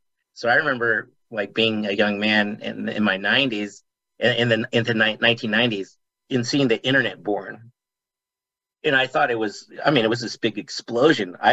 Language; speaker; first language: English; native; English